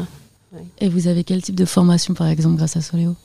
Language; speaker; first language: French; native; French